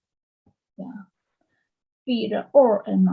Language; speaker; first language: Swedish; non-native, learner; Chinese